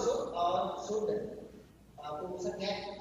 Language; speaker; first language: English; non-native, learner; Vietnamese